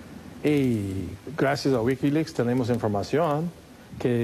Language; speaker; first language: Spanish; non-native, fluent; English